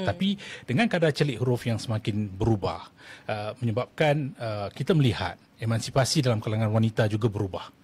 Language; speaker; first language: Malay; non-native, local second language; Tamil